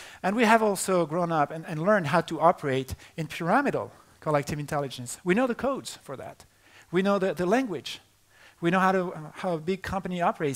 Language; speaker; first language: English; non-native, fluent; French